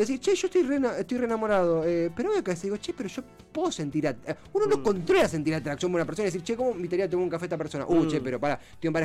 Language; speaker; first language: Spanish; native; Spanish